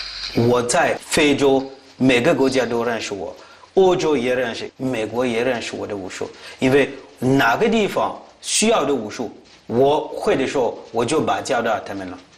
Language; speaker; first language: Chinese; non-native, fluent; French